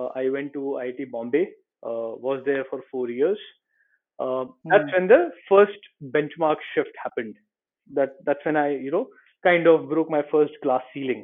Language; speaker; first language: English; non-native, local second language; Marathi